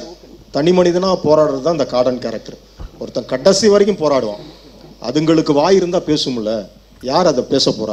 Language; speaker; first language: Tamil; native; Tamil